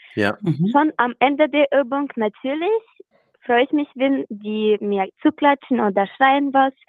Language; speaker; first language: German; non-native, fluent; Russian